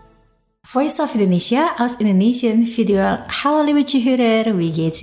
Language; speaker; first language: German; non-native, fluent; Indonesian